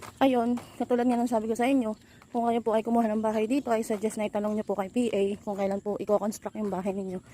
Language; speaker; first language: Filipino; native; Filipino